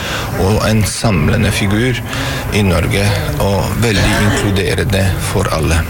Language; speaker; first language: Norwegian; non-native, fluent; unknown